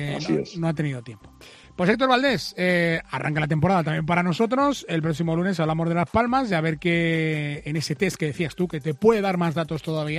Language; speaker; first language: Spanish; native; Spanish